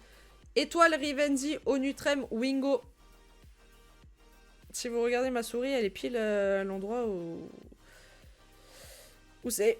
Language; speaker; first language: French; native; French